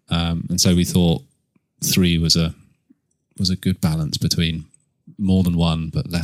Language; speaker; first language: English; native; English